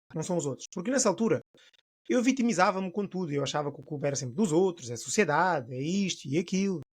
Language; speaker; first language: Portuguese; non-native, local second language; Upper Guinea Crioulo